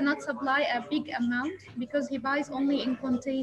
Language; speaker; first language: English; non-native, fluent; Arabic